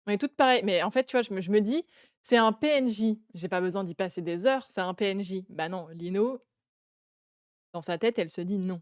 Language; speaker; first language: French; native; French